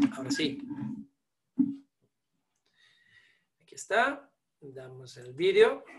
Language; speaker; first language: Spanish; non-native, fluent; Italian